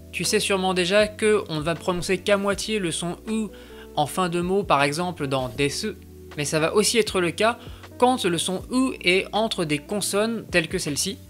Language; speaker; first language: French; native; French